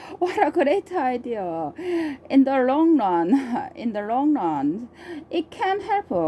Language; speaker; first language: English; non-native, learner; Korean